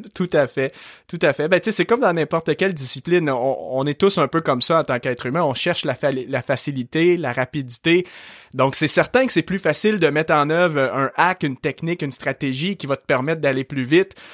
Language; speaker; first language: French; native; French